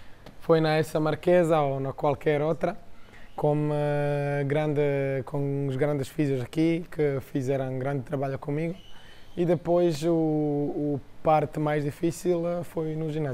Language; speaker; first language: Portuguese; non-native, fluent; Croatian